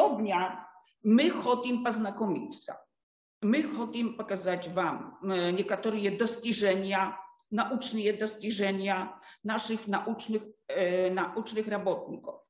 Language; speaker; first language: Russian; non-native, fluent; Polish